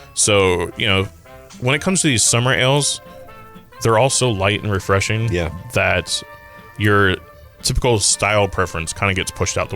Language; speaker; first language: English; native; English